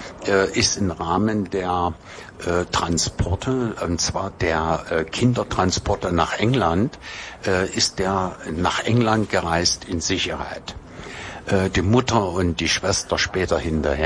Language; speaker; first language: German; native; German